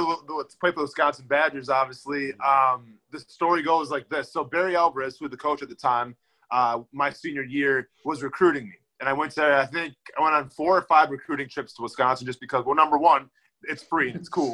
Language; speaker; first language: English; native; English